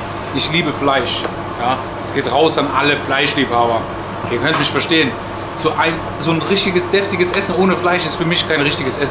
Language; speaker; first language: German; native; German